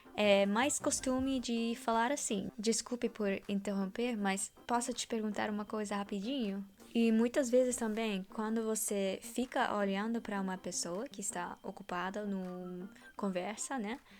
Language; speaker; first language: Portuguese; non-native, fluent; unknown